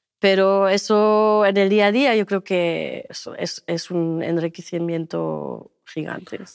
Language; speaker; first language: Spanish; non-native, fluent; German